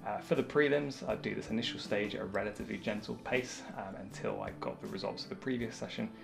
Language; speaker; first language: English; native; English